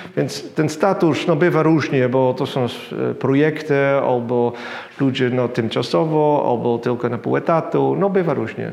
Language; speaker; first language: Polish; non-native, fluent; Dutch